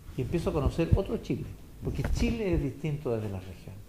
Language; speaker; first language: Spanish; native; Spanish